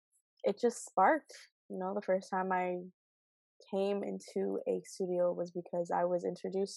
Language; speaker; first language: English; native; English